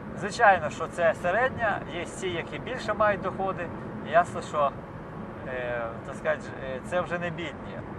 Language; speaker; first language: Ukrainian; non-native, local second language; Russian